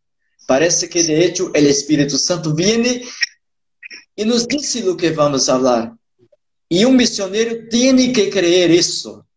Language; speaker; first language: Spanish; non-native, fluent; Portuguese